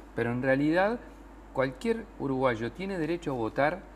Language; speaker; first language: Spanish; native; Spanish